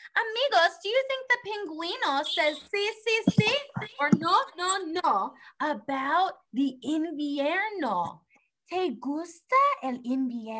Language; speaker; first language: Spanish; non-native, fluent; English